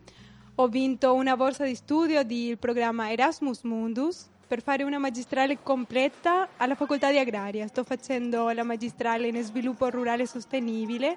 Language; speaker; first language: Italian; non-native, fluent; Spanish